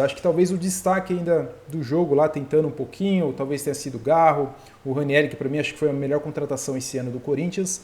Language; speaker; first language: Portuguese; native; Portuguese